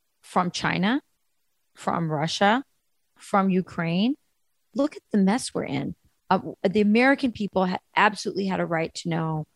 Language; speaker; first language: English; native; English